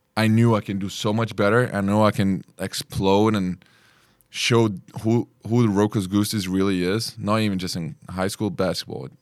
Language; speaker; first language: English; early bilingual, other home language; Lithuanian